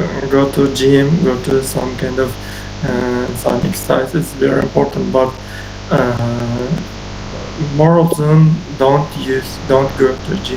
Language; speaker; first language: English; non-native, learner; Uzbek